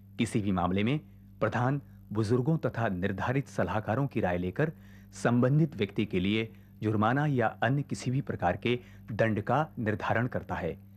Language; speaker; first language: Hindi; native; Hindi